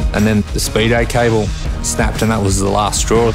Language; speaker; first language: English; native; English